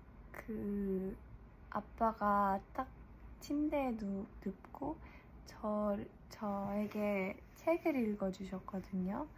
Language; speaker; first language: Korean; early bilingual, heritage; English